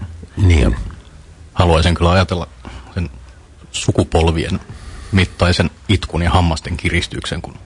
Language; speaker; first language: Finnish; native; Finnish